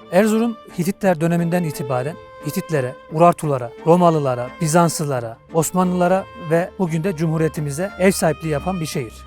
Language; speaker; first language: Turkish; native; Turkish